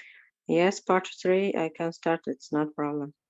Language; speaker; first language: English; non-native, learner; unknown